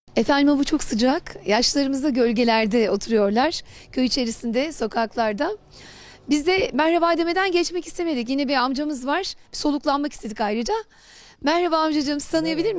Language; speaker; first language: Turkish; native; Turkish